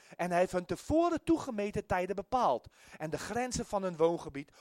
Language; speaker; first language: Dutch; non-native, fluent; Afrikaans